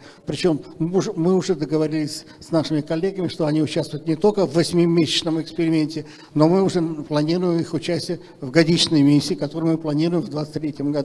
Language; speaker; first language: Russian; native; Russian